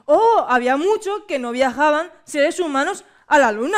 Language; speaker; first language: Spanish; native; Spanish